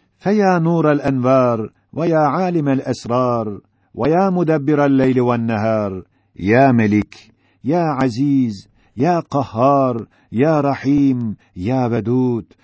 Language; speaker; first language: Arabic; non-native, fluent; Turkish